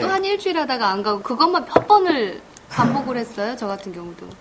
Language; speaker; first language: Korean; native; Korean